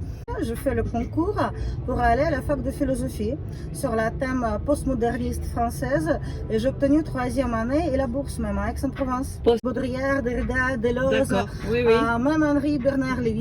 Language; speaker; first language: French; non-native, fluent; Russian